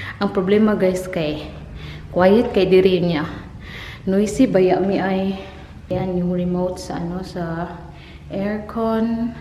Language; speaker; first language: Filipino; non-native, local second language; Cebuano